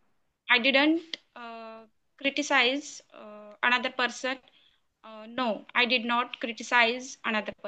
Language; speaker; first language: English; non-native, learner; Marathi